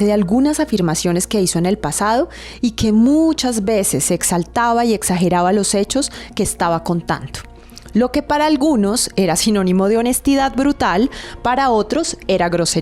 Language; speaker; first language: Spanish; native; Spanish